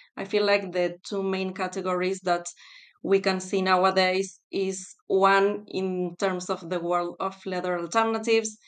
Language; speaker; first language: English; non-native, fluent; Spanish